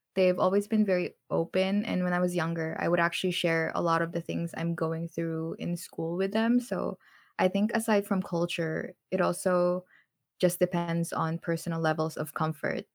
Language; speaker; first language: English; non-native, local second language; Filipino